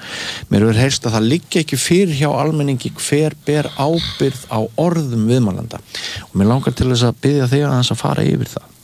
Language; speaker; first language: Icelandic; native; Icelandic